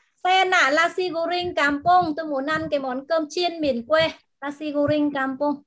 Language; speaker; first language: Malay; non-native, fluent; Vietnamese